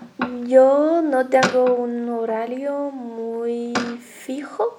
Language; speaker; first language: Spanish; non-native, learner; Chinese